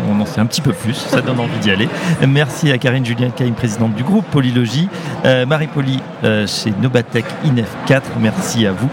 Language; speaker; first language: French; native; French